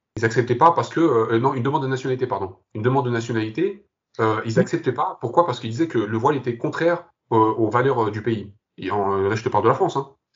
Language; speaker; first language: French; early bilingual, other home language; Kabyle